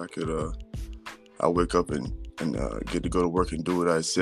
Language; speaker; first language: English; native; English